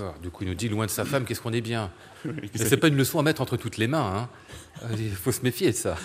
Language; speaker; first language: French; native; French